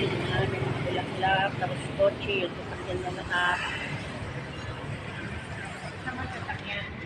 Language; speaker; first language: Filipino; non-native, local second language; Cebuano